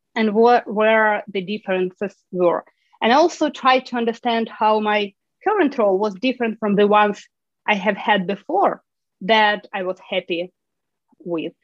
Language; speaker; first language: English; non-native, fluent; Ukrainian